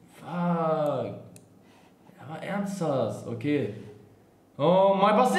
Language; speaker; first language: German; native; German